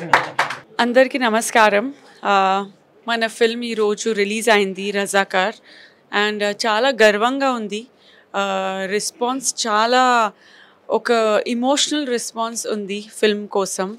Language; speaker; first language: Telugu; non-native, fluent; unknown